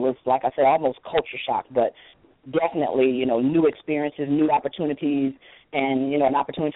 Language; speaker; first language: English; native; English